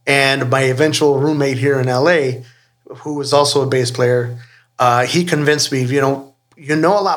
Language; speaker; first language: English; native; English